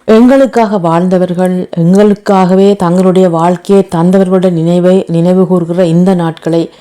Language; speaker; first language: Tamil; native; Tamil